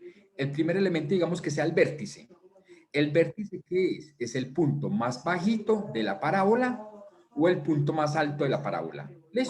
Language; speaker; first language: Spanish; native; Spanish